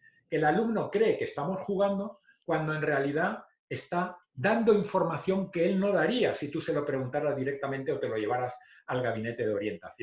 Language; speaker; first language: Spanish; native; Spanish